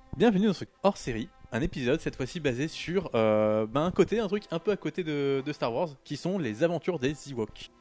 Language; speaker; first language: French; native; French